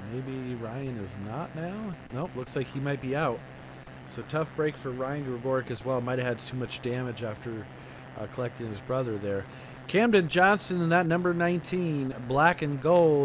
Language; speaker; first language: English; native; English